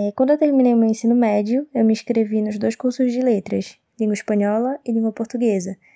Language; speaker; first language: Portuguese; native; Portuguese